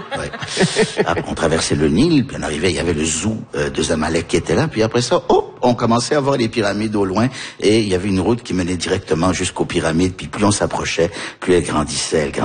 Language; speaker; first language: French; early bilingual, heritage; French